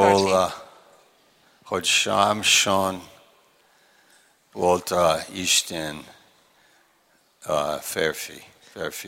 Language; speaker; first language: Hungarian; non-native, learner; English